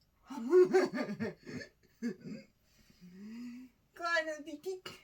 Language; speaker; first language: French; non-native, learner; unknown